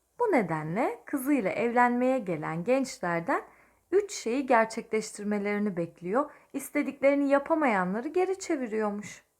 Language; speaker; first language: Turkish; native; Turkish